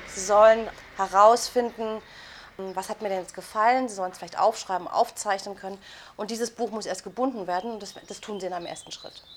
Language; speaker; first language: German; native; German